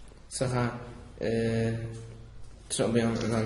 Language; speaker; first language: French; non-native, learner; English